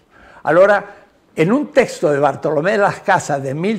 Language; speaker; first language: Italian; non-native, learner; Spanish